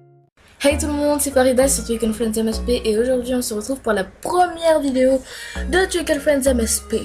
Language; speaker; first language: French; native; French